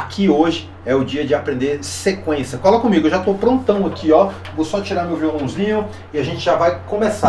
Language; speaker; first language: Portuguese; native; Portuguese